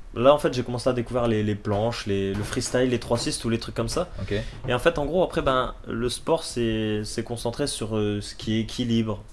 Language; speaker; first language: French; native; French